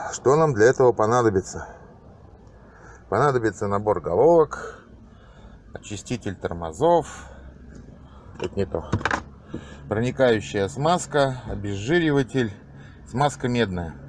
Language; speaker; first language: Russian; native; Russian